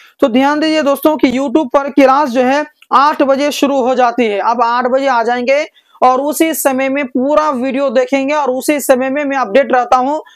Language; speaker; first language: Hindi; native; Hindi